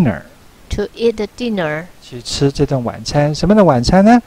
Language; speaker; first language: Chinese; native; Chinese